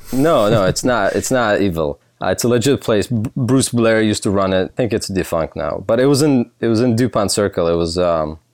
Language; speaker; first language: English; early bilingual, other home language; Russian